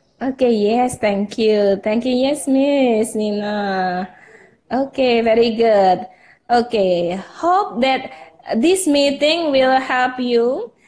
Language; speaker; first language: English; non-native, fluent; Indonesian